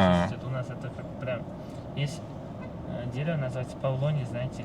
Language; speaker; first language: Russian; non-native, local second language; Uzbek